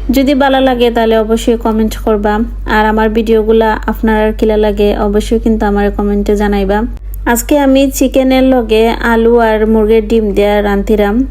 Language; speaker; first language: Bangla; non-native, local second language; Sylheti